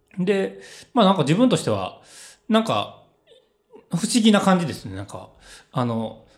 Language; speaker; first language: Japanese; native; Japanese